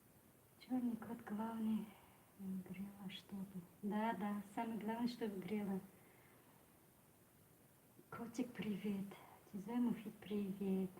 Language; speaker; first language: Russian; non-native, learner; Tajik